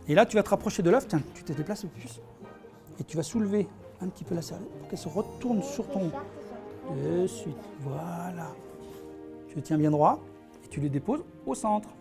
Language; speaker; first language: French; native; French